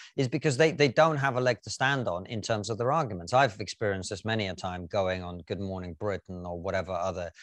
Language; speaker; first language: English; non-native, fluent; Russian